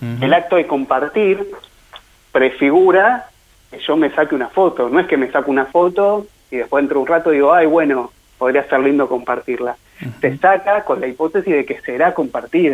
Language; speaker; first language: Spanish; native; Spanish